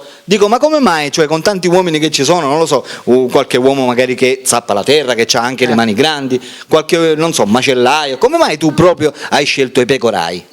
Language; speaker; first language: Italian; native; Italian